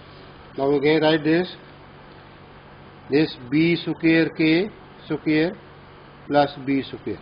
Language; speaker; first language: English; non-native, local second language; Urdu